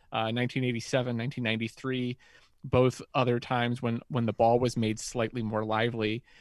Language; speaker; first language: English; native; English